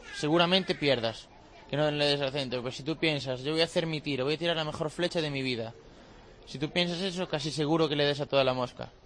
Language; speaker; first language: Spanish; native; Spanish